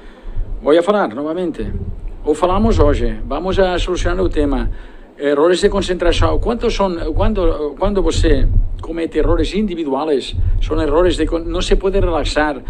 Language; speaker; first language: Portuguese; non-native, fluent; Spanish